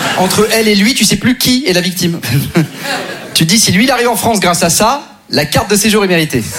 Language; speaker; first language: French; native; French